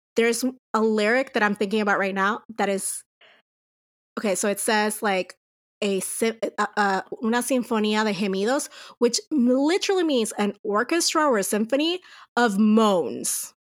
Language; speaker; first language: English; non-native, fluent; Spanish